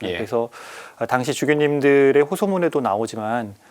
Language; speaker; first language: Korean; native; Korean